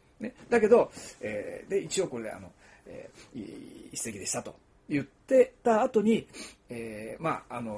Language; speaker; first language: Japanese; native; Japanese